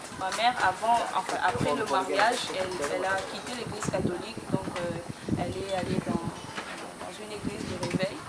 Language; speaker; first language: French; non-native, local second language; Lingala